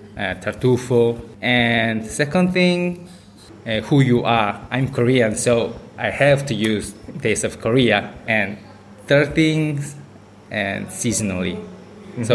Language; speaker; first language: English; non-native, learner; Korean